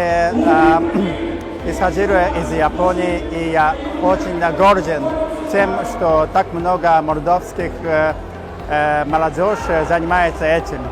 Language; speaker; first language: Russian; non-native, learner; Japanese